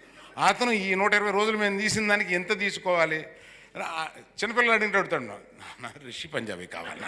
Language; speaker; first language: Telugu; native; Telugu